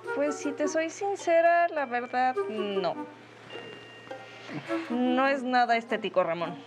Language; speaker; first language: Spanish; native; Spanish